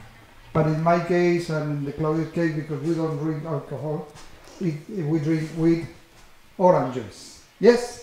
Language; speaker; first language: English; non-native, learner; Spanish